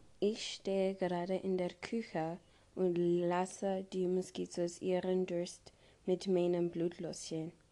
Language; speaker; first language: German; non-native, learner; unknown